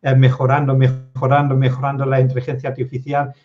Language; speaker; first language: Spanish; non-native, fluent; Dutch